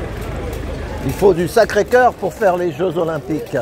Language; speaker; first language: French; native; French